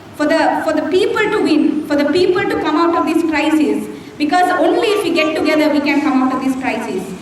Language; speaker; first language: English; non-native, local second language; Tamil